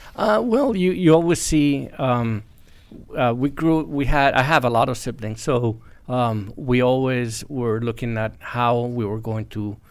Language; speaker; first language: English; non-native, fluent; Spanish